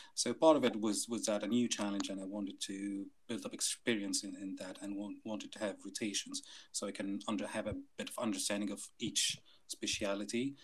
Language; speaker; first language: English; non-native, fluent; Arabic